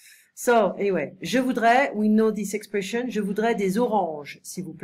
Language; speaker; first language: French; non-native, fluent; English